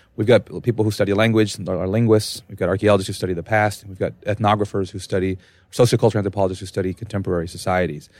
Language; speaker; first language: English; native; English